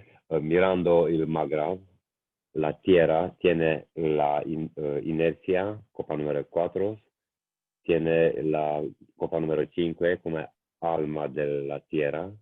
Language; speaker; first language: Spanish; non-native, learner; Italian